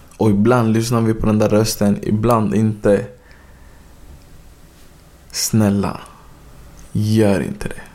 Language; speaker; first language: Swedish; early bilingual, other home language; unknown